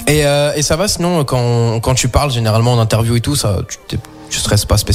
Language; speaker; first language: French; native; French